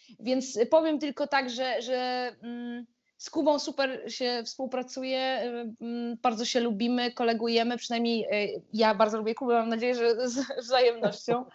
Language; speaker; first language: Polish; native; Polish